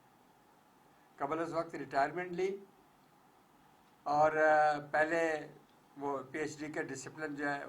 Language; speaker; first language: Urdu; native; Urdu